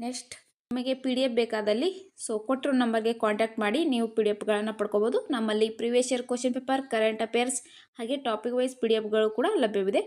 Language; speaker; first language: Kannada; native; Kannada